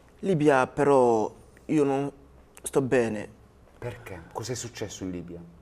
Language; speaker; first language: Italian; non-native, learner; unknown